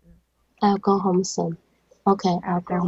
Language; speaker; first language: English; non-native, learner; Chinese